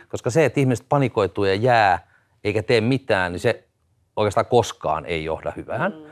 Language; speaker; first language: Finnish; native; Finnish